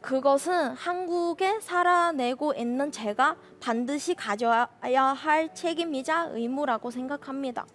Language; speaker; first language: Korean; non-native, fluent; Chinese